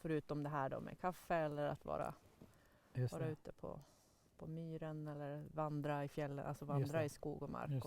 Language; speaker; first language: Swedish; native; Swedish